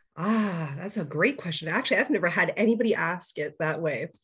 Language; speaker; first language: English; native; English